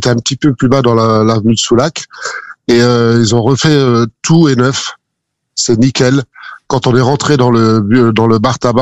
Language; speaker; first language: French; native; French